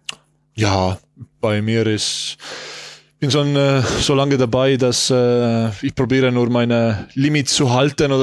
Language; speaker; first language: German; non-native, learner; Estonian